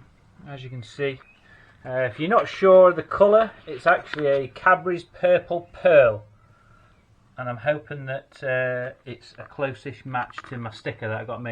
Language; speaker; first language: English; native; English